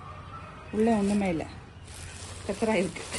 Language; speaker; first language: Tamil; non-native, local second language; Urdu